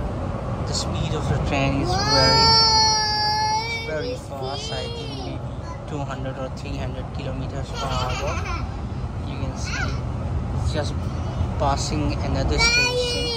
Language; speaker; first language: English; non-native, local second language; Urdu